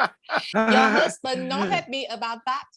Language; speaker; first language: English; non-native, learner; Vietnamese